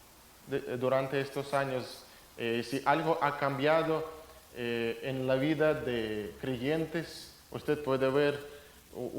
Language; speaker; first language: Spanish; non-native, fluent; Russian